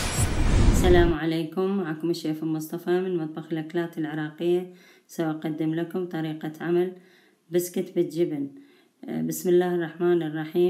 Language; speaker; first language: Arabic; native; Arabic